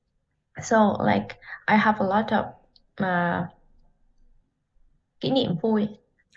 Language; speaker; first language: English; non-native, learner; Vietnamese